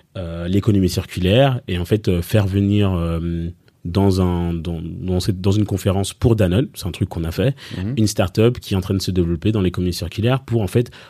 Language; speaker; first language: French; native; French